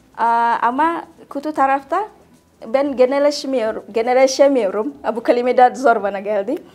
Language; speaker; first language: Turkish; non-native, learner; Indonesian